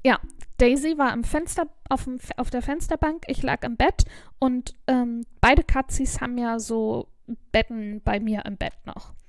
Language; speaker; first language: German; native; German